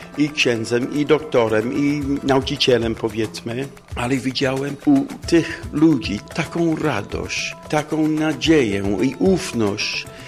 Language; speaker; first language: Polish; non-native, fluent; English